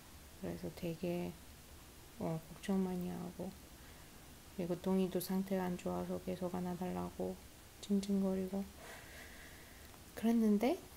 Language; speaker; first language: Korean; non-native, fluent; Russian